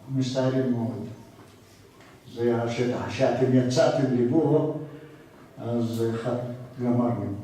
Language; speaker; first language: Hebrew; non-native, local second language; Arabic